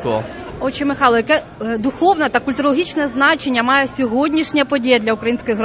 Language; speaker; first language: Ukrainian; native; Ukrainian